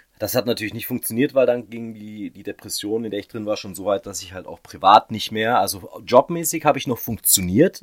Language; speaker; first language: German; native; German